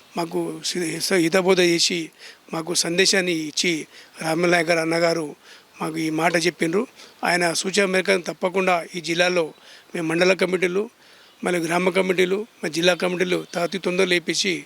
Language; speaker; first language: Telugu; non-native, local second language; Lambadi